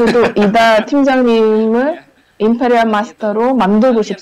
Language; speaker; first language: Korean; non-native, learner; Indonesian